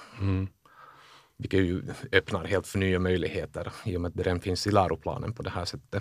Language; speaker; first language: Swedish; native; Swedish